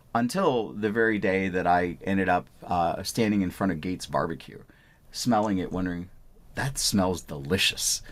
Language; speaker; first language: English; early bilingual, other home language; Punjabi